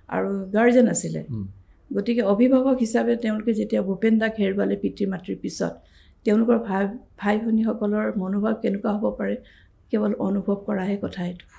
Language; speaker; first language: Assamese; native; Assamese